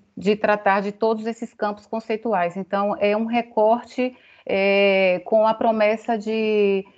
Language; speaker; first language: Portuguese; native; Portuguese